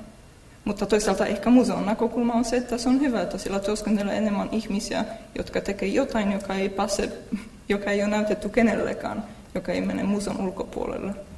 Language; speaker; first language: Finnish; non-native, fluent; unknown